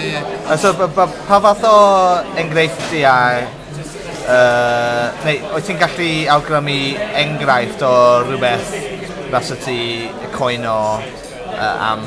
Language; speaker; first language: Welsh; non-native, local second language; English